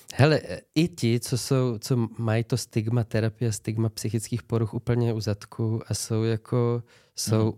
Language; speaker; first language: Czech; native; Czech